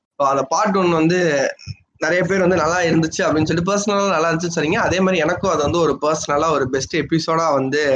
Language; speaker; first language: Tamil; non-native, local second language; Telugu